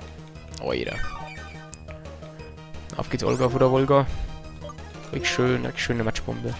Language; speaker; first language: German; native; German